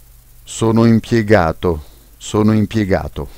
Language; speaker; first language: Italian; non-native, fluent; French